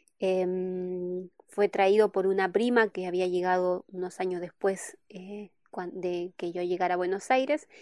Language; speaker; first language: Spanish; native; Spanish